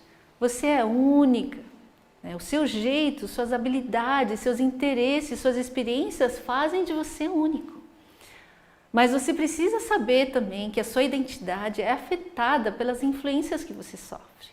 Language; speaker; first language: Portuguese; native; Portuguese